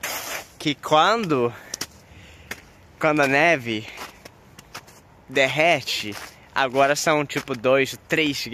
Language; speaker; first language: Portuguese; non-native, fluent; Swedish